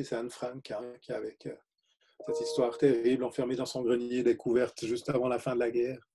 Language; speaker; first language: French; native; French